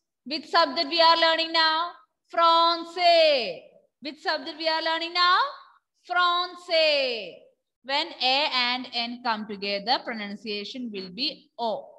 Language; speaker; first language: English; non-native, local second language; Malayalam